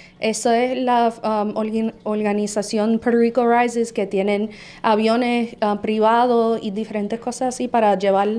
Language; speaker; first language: Spanish; early bilingual, heritage; Spanish